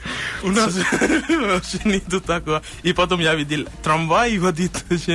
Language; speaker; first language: Russian; non-native, learner; Sinhala